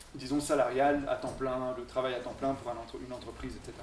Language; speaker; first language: French; native; French